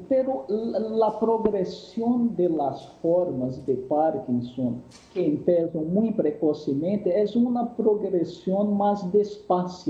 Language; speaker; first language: Spanish; non-native, fluent; Portuguese